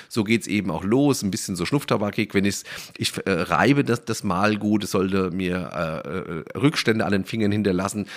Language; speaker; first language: German; native; German